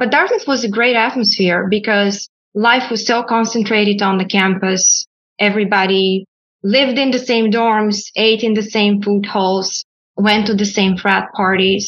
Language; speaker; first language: English; non-native, fluent; Bulgarian